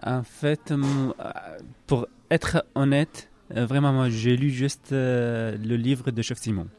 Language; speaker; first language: French; non-native, learner; Arabic